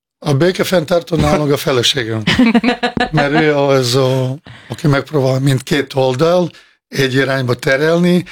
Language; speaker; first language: Hungarian; non-native, fluent; Bosnian